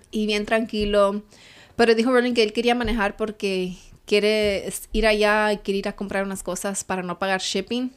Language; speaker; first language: Spanish; early bilingual, heritage; Spanish